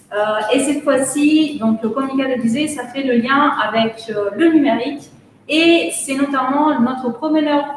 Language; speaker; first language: French; native; French